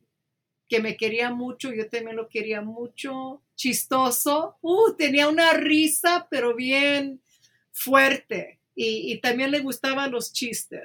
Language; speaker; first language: Spanish; early bilingual, heritage; Spanish